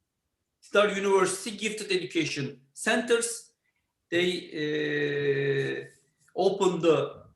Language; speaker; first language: English; non-native, learner; Turkish